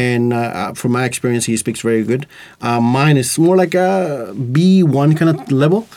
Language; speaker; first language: English; non-native, fluent; Spanish